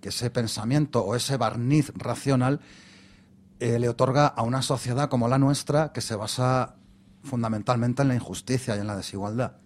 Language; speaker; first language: Spanish; native; Spanish